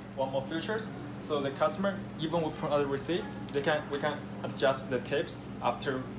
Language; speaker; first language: English; non-native, learner; Chinese